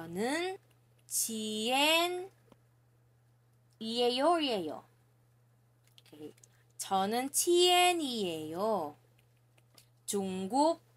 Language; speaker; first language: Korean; non-native, fluent; Filipino